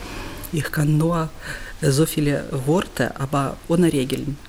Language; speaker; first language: German; non-native, learner; Ukrainian